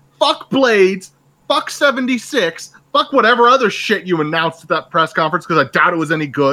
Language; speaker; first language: English; native; English